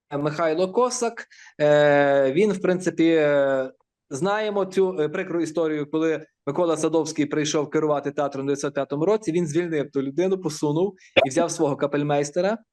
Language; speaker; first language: Ukrainian; native; Ukrainian